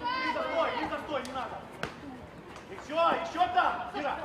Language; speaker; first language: Russian; native; Russian